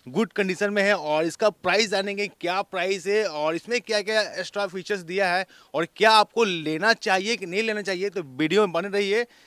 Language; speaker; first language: Hindi; native; Hindi